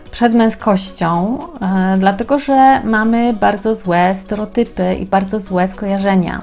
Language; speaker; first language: Polish; native; Polish